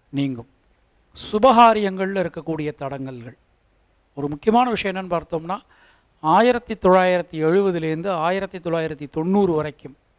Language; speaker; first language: Tamil; native; Tamil